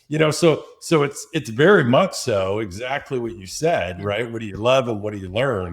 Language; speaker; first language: English; native; English